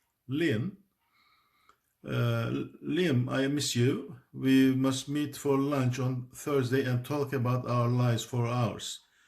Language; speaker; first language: English; non-native, fluent; Turkish